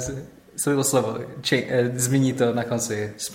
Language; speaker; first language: Czech; non-native, learner; English